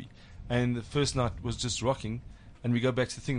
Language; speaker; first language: English; native; English